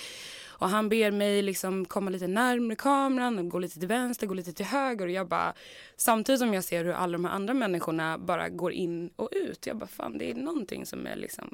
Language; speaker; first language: Swedish; native; Swedish